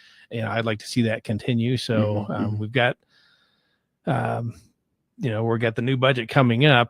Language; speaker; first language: English; native; English